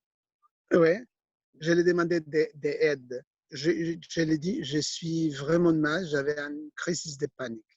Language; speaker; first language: French; non-native, fluent; Spanish